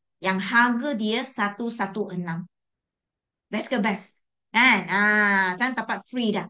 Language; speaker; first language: Malay; non-native, local second language; Chinese